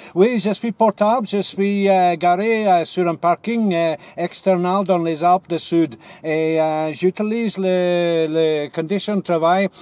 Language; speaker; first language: French; non-native, learner; English